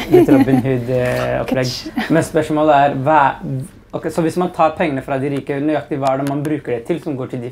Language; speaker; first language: Norwegian; native; Norwegian